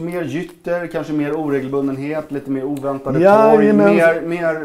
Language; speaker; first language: Swedish; native; Swedish